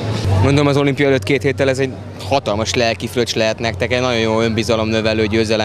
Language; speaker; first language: Hungarian; native; Hungarian